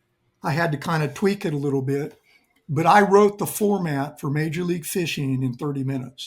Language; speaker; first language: English; native; English